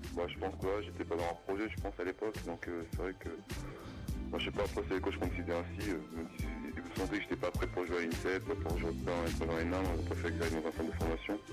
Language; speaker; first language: French; native; French